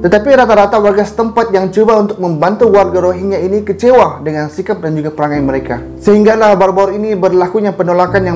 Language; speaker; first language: Malay; native; Malay